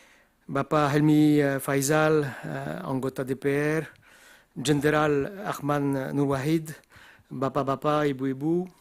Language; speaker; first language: Indonesian; non-native, learner; French